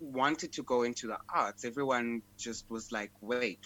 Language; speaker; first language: English; non-native, local second language; Xhosa